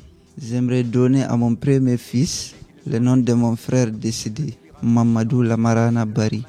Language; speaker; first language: French; non-native, learner; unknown